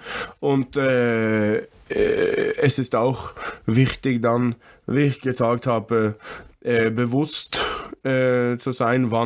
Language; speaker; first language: German; non-native, fluent; English